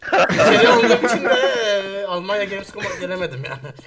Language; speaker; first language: Turkish; native; Turkish